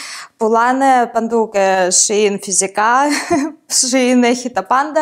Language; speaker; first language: Greek; non-native, fluent; Ukrainian